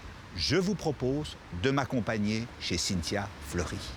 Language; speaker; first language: French; native; French